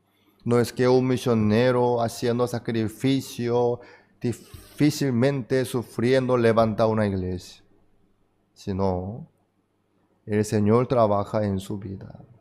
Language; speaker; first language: Spanish; non-native, fluent; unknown